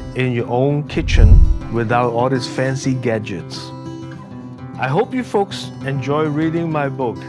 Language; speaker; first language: English; non-native, local second language; Cantonese